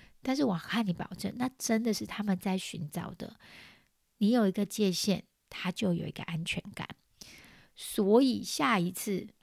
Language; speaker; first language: Chinese; native; Chinese